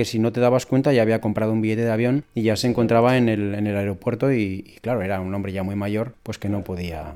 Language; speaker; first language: Spanish; native; Spanish